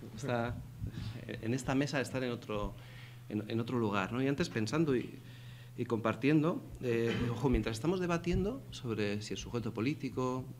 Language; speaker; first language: Spanish; native; Spanish